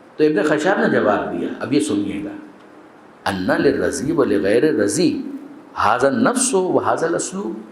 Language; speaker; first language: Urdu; non-native, local second language; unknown